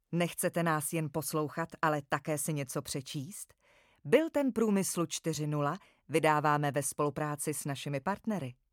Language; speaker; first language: Czech; native; Czech